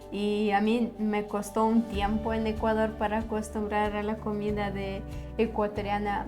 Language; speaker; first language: Spanish; non-native, fluent; Ukrainian